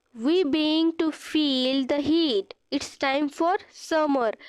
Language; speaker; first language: English; non-native, local second language; Marathi